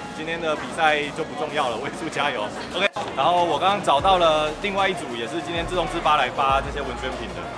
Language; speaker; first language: Chinese; native; Chinese